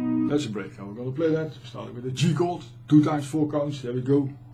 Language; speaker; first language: English; non-native, fluent; Dutch